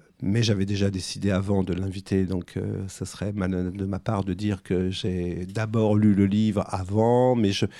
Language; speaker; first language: French; native; French